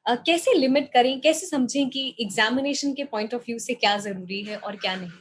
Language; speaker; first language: Hindi; native; Hindi